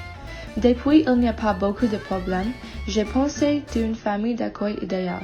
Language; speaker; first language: French; non-native, learner; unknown